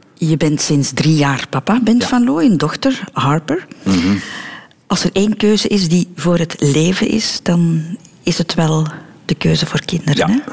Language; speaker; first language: Dutch; native; Dutch